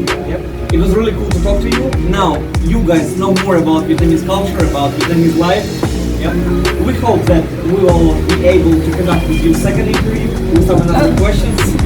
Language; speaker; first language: English; non-native, learner; Russian